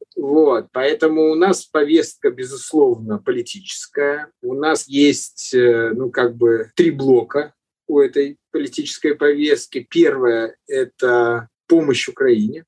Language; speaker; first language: Russian; native; Russian